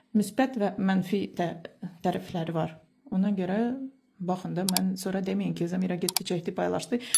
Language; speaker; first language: Azerbaijani; non-native, fluent; Russian